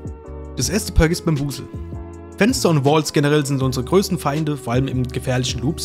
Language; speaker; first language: German; native; German